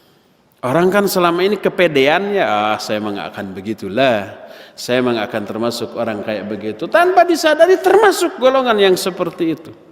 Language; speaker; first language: Indonesian; native; Indonesian